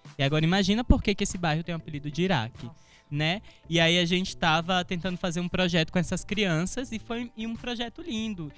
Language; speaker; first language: Portuguese; native; Portuguese